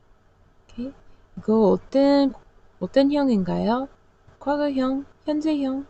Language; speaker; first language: Korean; non-native, learner; English